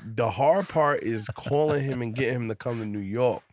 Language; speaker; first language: English; native; English